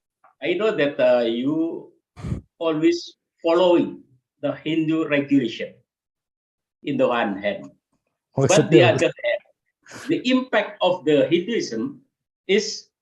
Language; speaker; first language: English; non-native, learner; Indonesian